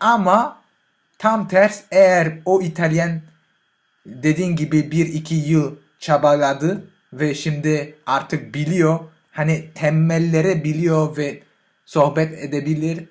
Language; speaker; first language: Turkish; non-native, learner; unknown